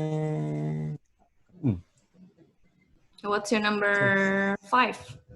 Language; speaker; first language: English; non-native, fluent; Indonesian